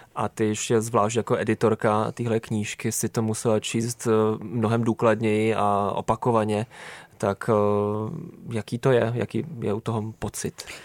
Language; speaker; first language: Czech; native; Czech